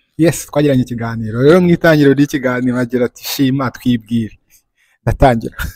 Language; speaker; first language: Kinyarwanda; early bilingual, other home language; French